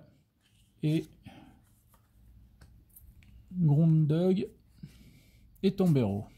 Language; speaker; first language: French; native; French